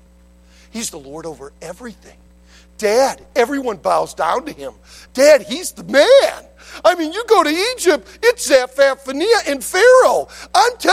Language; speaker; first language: English; native; English